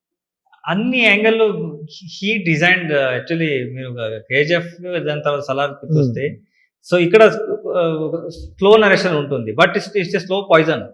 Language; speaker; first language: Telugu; non-native, learner; Kannada